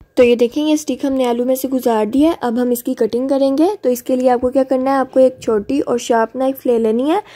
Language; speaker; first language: Urdu; native; Urdu